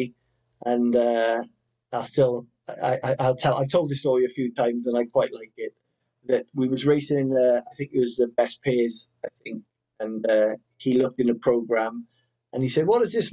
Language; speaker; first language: English; native; English